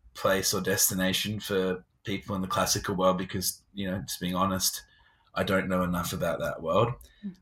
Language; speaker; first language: English; native; English